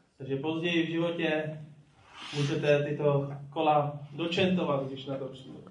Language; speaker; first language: Czech; native; Czech